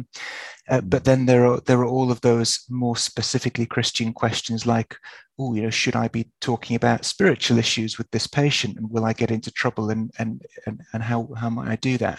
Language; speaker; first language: English; native; English